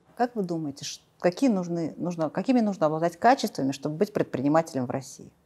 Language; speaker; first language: Russian; native; Russian